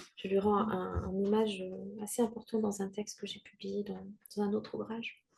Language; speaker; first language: French; non-native, local second language; Kinyarwanda